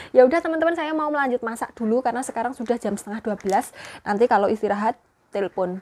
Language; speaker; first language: Indonesian; non-native, local second language; Javanese